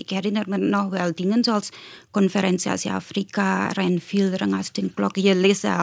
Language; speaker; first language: Dutch; non-native, fluent; Indonesian